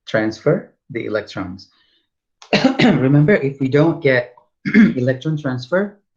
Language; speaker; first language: English; non-native, local second language; Malay